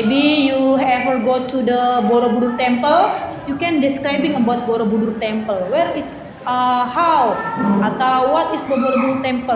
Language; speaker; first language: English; non-native, learner; Indonesian